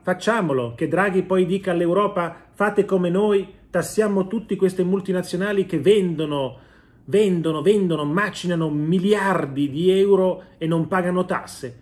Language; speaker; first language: Italian; native; Italian